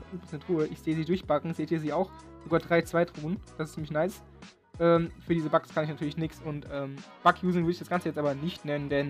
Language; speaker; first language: German; native; German